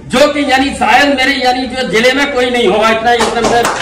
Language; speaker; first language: Hindi; native; Hindi